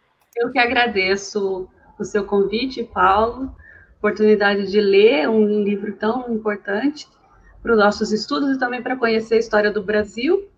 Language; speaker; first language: Portuguese; native; Portuguese